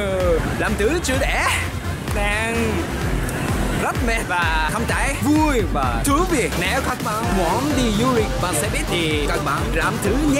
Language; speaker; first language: Vietnamese; non-native, learner; Japanese